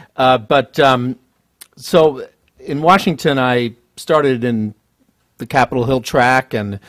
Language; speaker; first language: English; native; English